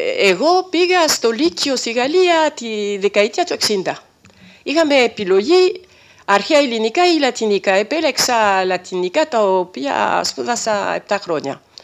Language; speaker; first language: Greek; non-native, fluent; French